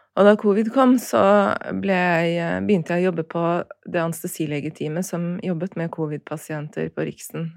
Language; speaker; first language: Norwegian; early bilingual, other home language; Turkish